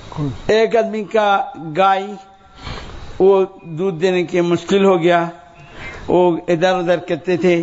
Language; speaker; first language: Hindi; non-native, learner; Bangla